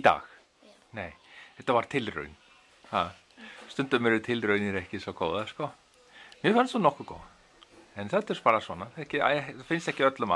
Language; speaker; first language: Icelandic; native; Icelandic